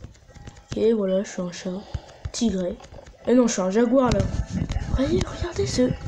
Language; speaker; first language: French; native; French